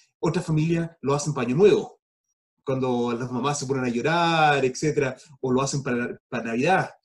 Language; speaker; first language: Spanish; early bilingual, heritage; Spanish